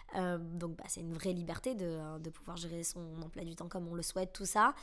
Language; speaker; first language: French; native; French